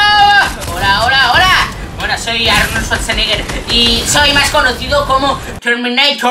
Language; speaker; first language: Spanish; native; Spanish